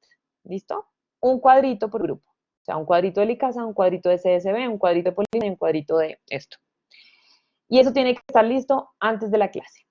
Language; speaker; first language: Spanish; native; Spanish